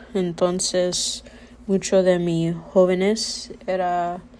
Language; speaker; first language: Spanish; early bilingual, other home language; English